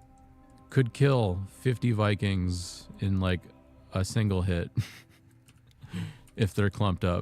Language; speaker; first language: English; native; English